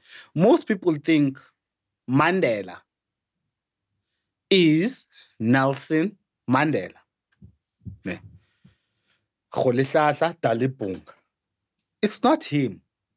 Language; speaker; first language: English; non-native, local second language; Xhosa